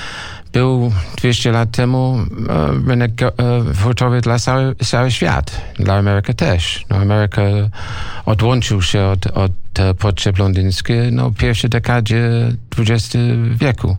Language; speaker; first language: Polish; non-native, learner; English